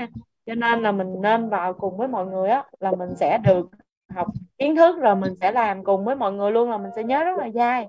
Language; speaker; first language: Vietnamese; native; Vietnamese